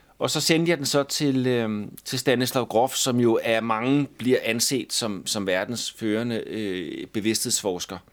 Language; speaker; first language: Danish; native; Danish